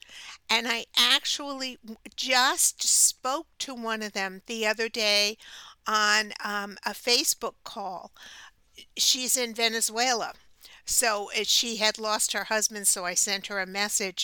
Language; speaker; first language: English; native; English